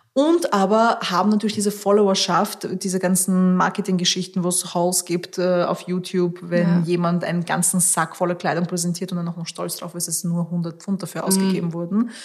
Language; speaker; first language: German; early bilingual, other home language; Russian